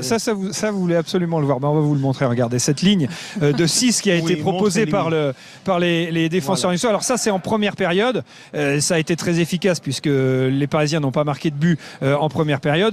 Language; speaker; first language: French; native; French